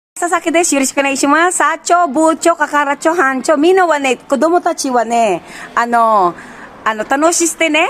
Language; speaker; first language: Japanese; non-native, learner; Filipino